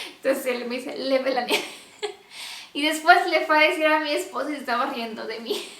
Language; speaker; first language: Spanish; non-native, fluent; Romanian